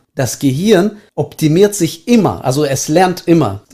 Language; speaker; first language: German; early bilingual, heritage; Estonian